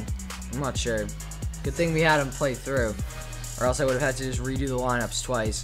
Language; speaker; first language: English; native; English